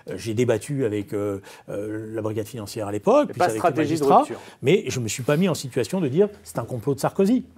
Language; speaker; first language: French; native; French